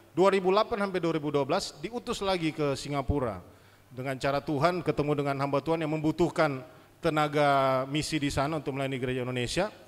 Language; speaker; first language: Indonesian; native; Indonesian